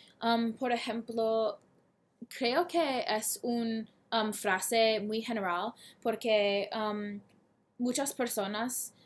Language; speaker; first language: Spanish; non-native, learner; English